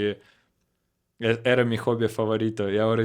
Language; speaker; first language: Spanish; non-native, learner; Russian